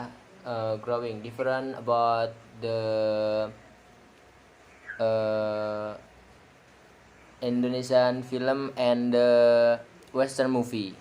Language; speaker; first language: English; non-native, learner; Indonesian